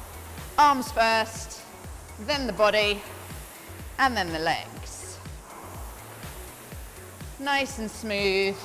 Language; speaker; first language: English; native; English